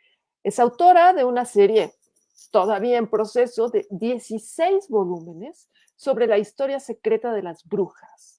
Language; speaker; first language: Spanish; native; Spanish